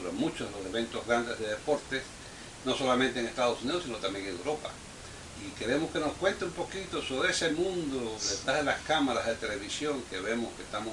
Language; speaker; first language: Spanish; native; Spanish